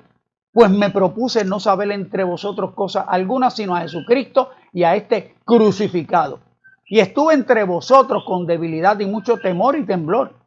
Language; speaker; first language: Spanish; native; Spanish